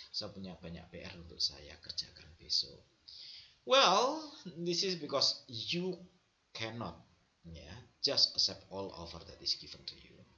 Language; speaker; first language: English; non-native, fluent; Indonesian